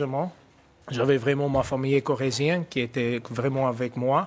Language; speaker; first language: French; non-native, fluent; Afrikaans